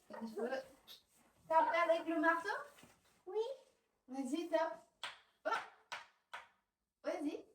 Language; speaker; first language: French; non-native, fluent; Amharic